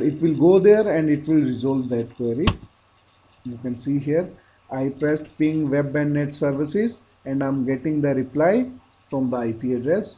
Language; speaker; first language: English; non-native, local second language; Hindi